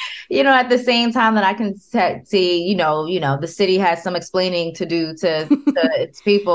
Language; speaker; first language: English; native; English